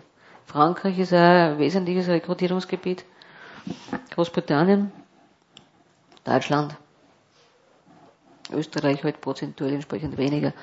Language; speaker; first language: German; native; German